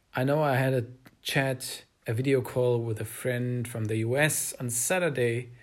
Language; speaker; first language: English; non-native, fluent; German